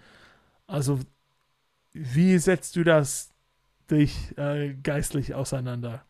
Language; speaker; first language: German; non-native, fluent; English